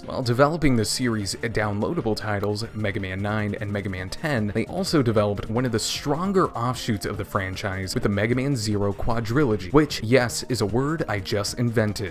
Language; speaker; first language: English; native; English